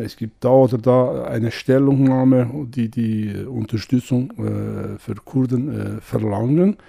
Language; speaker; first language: German; non-native, fluent; Kurdish